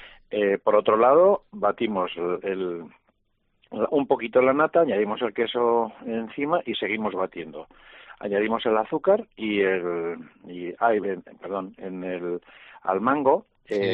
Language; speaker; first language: Spanish; native; Spanish